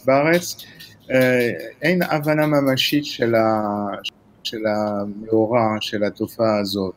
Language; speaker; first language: Hebrew; non-native, fluent; French